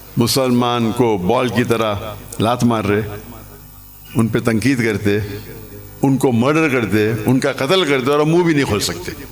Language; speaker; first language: Urdu; non-native, local second language; English